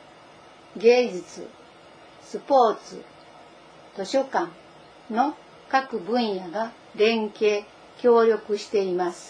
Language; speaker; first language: Japanese; native; Japanese